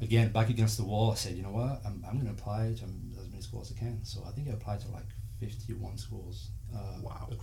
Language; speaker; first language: English; non-native, fluent; French